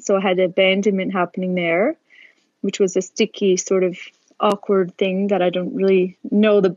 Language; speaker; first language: English; native; English